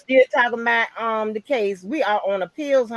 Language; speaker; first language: English; native; English